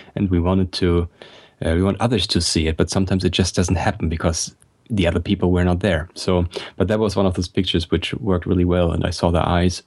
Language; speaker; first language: English; non-native, fluent; German